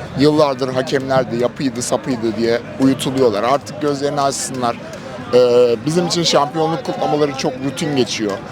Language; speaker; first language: Turkish; early bilingual, heritage; Turkish